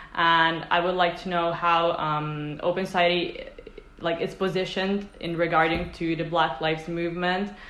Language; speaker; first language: English; non-native, fluent; Italian